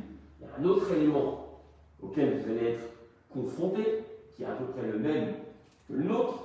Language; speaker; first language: French; native; French